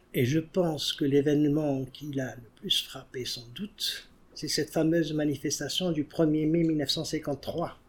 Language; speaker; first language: French; non-native, local second language; Arabic